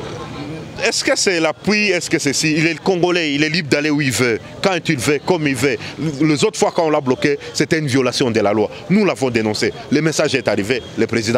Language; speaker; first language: French; non-native, local second language; Swahili